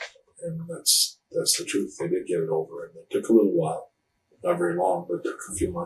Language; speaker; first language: English; native; English